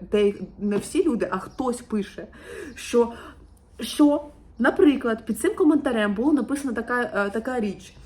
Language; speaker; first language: Ukrainian; non-native, local second language; Russian